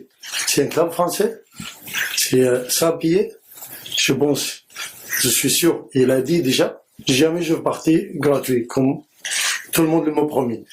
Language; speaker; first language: French; non-native, learner; Arabic